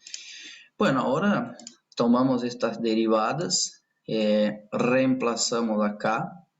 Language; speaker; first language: Spanish; non-native, fluent; Portuguese